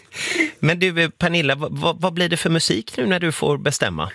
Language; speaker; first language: Swedish; native; Swedish